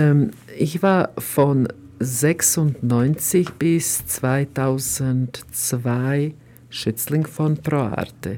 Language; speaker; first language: German; non-native, fluent; Croatian